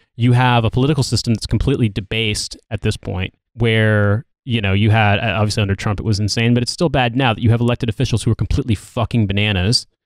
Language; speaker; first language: English; native; English